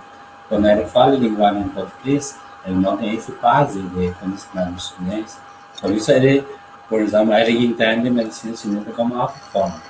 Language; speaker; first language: Portuguese; non-native, learner; Chinese